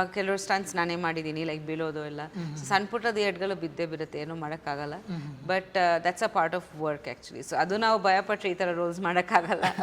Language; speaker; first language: Kannada; non-native, fluent; Bangla